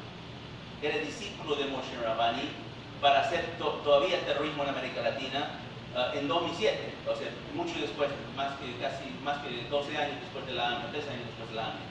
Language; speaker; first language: Spanish; early bilingual, heritage; Spanish